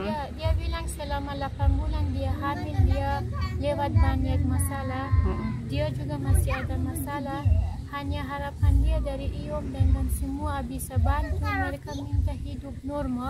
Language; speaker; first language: Indonesian; non-native, learner; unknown